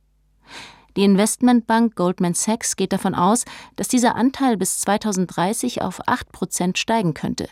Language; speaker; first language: German; native; German